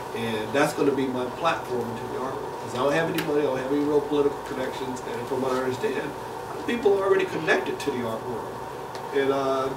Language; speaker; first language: English; native; English